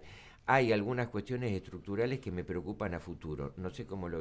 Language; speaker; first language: Spanish; native; Spanish